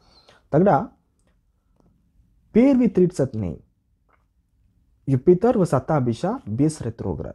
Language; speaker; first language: Russian; non-native, learner; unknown